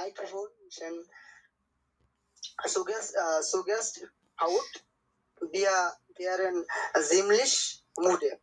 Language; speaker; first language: German; non-native, learner; Bangla